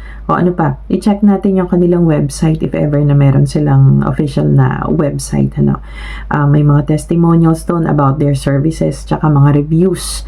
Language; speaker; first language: Filipino; native; Filipino